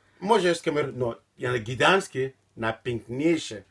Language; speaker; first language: Polish; non-native, learner; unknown